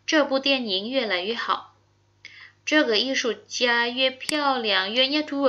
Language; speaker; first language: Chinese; non-native, fluent; Indonesian